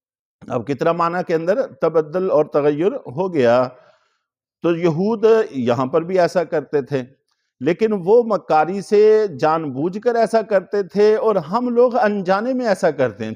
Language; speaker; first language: Urdu; native; Urdu